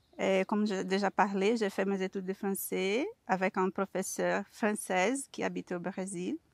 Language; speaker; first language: French; non-native, learner; Portuguese